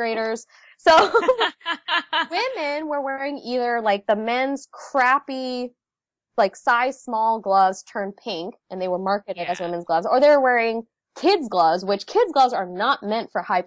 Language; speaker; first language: English; early bilingual, other home language; Vietnamese